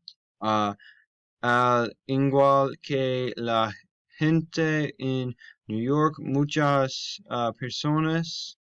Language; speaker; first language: Spanish; non-native, learner; English